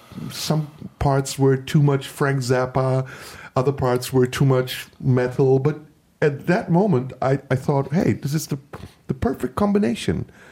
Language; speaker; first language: English; non-native, fluent; Turkish